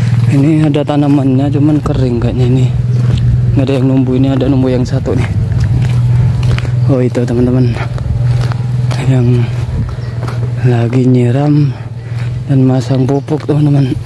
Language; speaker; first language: Indonesian; non-native, local second language; Madurese